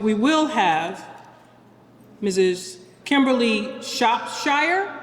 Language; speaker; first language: English; native; English